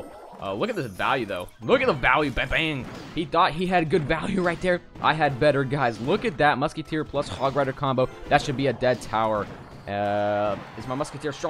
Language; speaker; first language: English; native; English